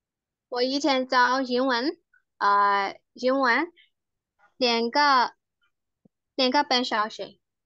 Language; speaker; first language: Chinese; non-native, learner; Burmese